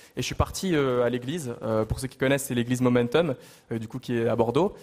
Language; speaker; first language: French; native; French